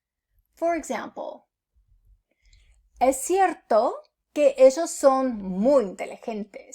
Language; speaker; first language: Spanish; non-native, fluent; English